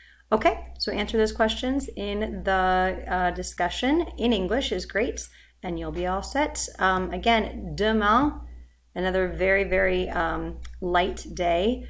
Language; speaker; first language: English; native; English